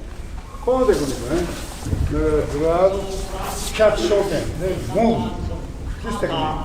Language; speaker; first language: Japanese; native; Japanese